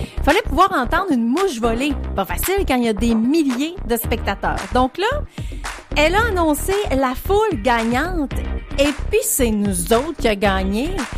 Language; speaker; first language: French; native; French